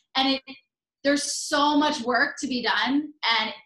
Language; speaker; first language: English; native; English